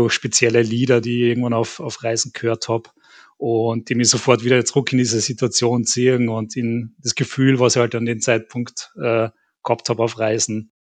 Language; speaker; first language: German; native; German